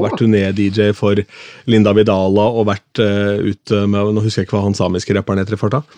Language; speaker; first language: Norwegian; native; Norwegian